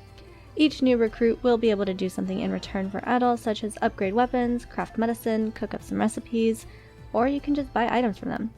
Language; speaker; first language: English; native; English